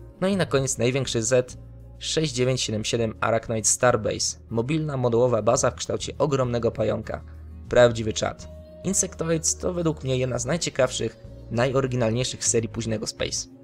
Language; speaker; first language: Polish; native; Polish